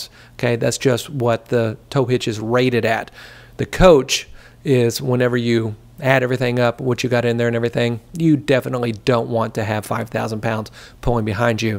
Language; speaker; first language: English; native; English